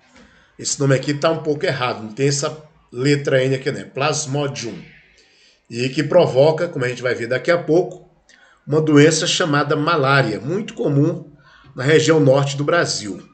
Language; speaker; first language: Portuguese; native; Portuguese